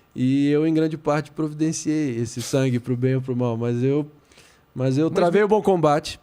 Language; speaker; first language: Portuguese; native; Portuguese